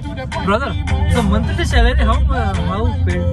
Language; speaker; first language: English; non-native, learner; Hindi